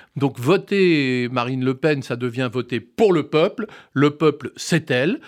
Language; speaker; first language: French; native; French